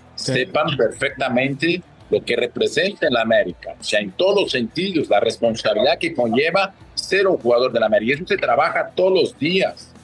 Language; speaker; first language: Spanish; early bilingual, other home language; Portuguese